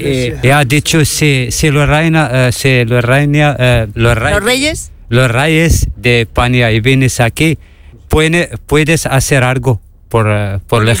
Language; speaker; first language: Spanish; non-native, learner; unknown